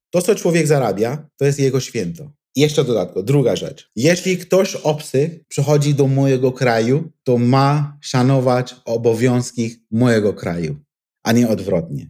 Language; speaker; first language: Polish; non-native, fluent; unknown